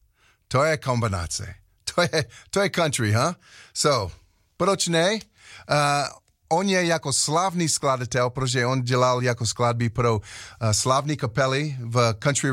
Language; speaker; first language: Czech; non-native, learner; English